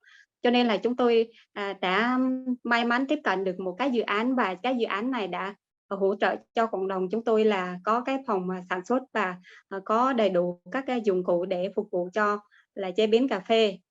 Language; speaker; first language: Vietnamese; native; Vietnamese